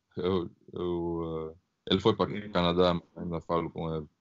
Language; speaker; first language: Portuguese; early bilingual, heritage; Portuguese